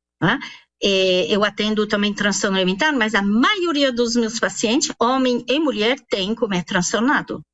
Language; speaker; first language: Portuguese; non-native, fluent; French